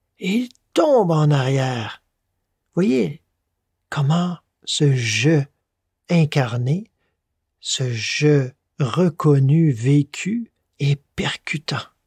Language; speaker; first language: French; native; French